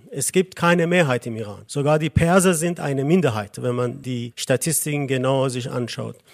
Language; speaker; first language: German; non-native, fluent; Persian